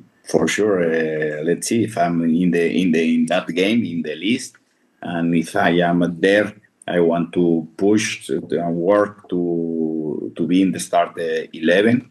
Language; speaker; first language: English; non-native, fluent; Spanish